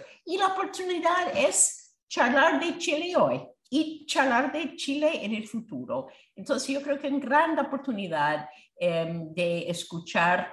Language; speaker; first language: Spanish; non-native, fluent; English